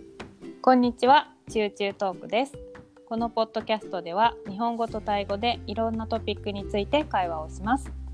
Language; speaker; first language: Japanese; native; Japanese